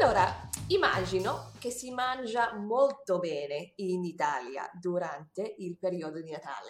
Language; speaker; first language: Italian; non-native, fluent; English